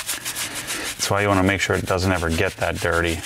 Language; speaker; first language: English; native; English